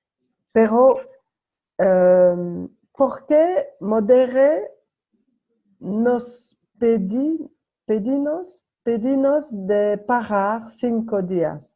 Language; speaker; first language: Spanish; non-native, learner; French